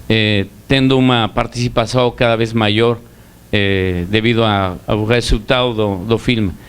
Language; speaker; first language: Portuguese; non-native, learner; Spanish